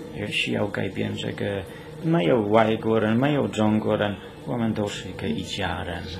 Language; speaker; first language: Chinese; non-native, fluent; Polish